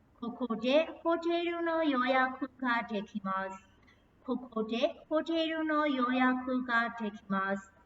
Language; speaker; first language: Japanese; non-native, fluent; Burmese